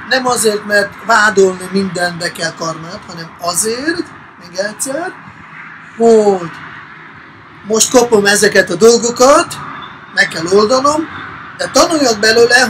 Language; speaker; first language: Hungarian; non-native, fluent; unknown